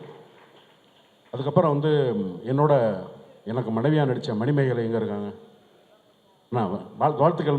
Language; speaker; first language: Tamil; native; Tamil